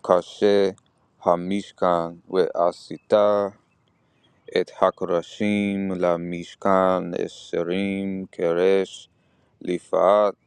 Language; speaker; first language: Hebrew; non-native, learner; English